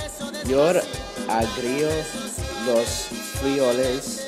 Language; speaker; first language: Spanish; non-native, learner; English